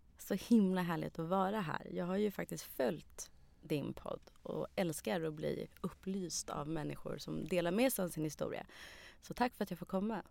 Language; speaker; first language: Swedish; early bilingual, other home language; Arabic